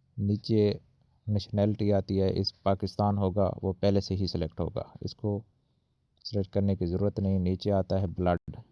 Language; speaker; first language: Urdu; native; Urdu